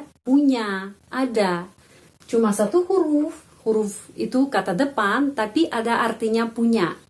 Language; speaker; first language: Indonesian; non-native, fluent; Russian